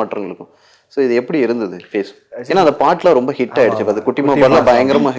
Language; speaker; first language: Tamil; native; Tamil